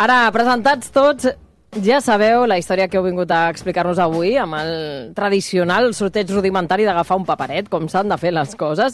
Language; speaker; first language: Catalan; native; Catalan